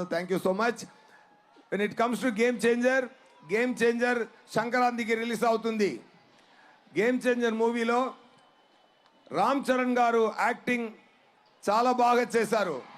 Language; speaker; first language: Telugu; non-native, local second language; Tamil